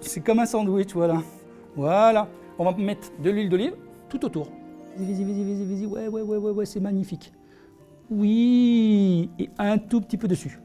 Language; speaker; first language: French; native; French